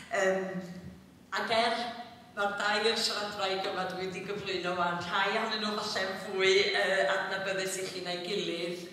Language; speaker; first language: Welsh; native; Welsh